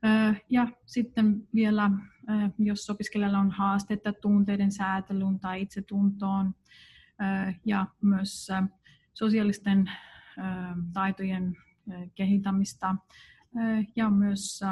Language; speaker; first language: Finnish; non-native, fluent; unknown